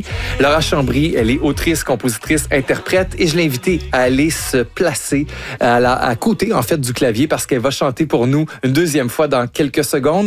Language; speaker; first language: French; native; French